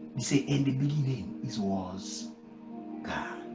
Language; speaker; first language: English; non-native, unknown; Haitian Creole